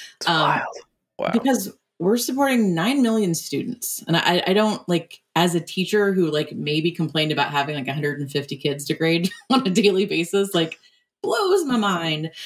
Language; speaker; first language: English; native; English